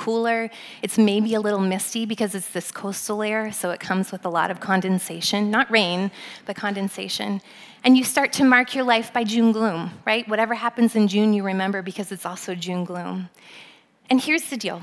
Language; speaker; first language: English; native; English